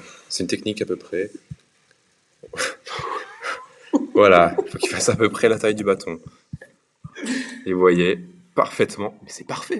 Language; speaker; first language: French; native; French